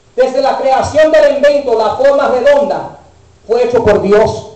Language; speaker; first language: Spanish; early bilingual, heritage; Spanish